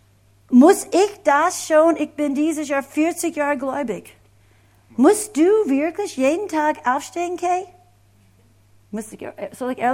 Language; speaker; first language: German; non-native, fluent; English